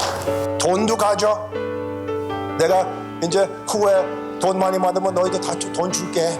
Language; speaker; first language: Korean; early bilingual, heritage; Korean